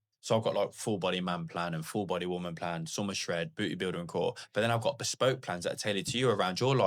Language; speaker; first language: English; native; English